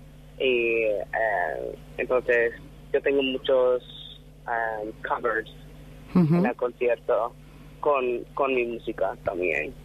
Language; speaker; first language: Spanish; non-native, fluent; English